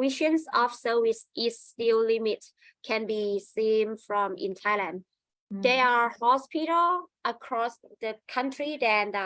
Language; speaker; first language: English; non-native, learner; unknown